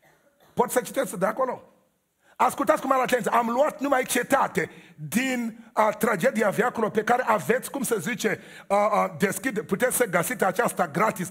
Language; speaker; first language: Romanian; non-native, learner; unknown